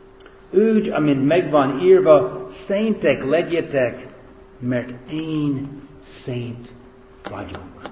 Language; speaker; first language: Hungarian; non-native, fluent; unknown